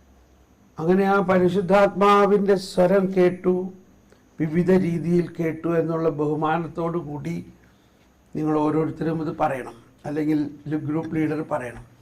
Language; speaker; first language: Malayalam; native; Malayalam